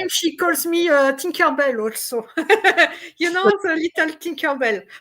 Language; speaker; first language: English; non-native, fluent; French